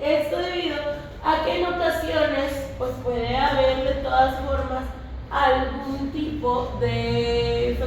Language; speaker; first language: Spanish; native; Spanish